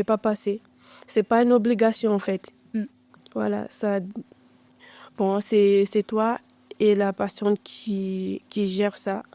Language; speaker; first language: French; non-native, learner; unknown